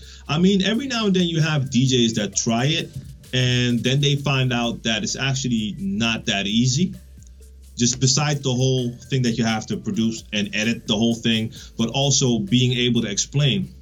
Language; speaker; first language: English; non-native, fluent; Dutch